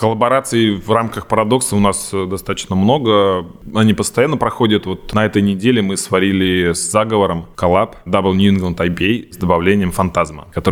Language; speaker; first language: Russian; native; Russian